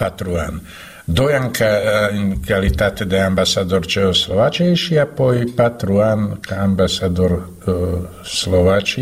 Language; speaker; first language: Romanian; non-native, learner; Slovak